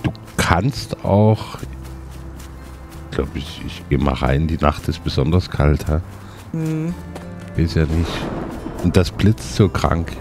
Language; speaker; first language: German; native; German